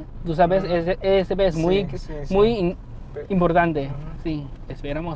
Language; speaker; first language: Spanish; non-native, learner; Chinese